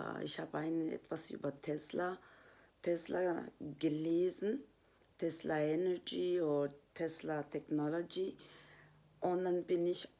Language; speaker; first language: German; non-native, fluent; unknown